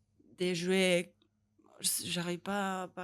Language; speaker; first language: French; non-native, learner; Spanish